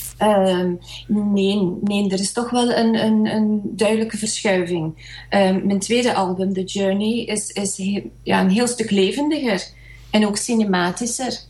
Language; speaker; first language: Dutch; early bilingual, other home language; Hungarian